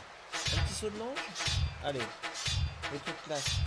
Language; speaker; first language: French; native; French